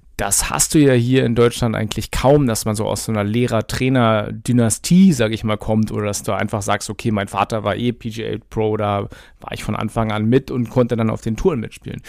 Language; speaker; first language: German; native; German